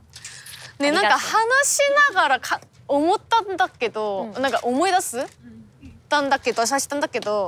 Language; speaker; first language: Japanese; non-native, fluent; Korean